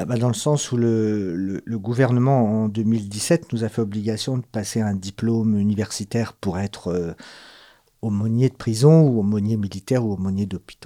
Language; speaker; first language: French; native; French